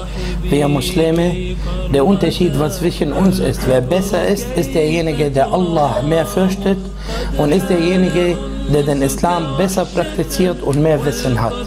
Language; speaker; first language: German; non-native, fluent; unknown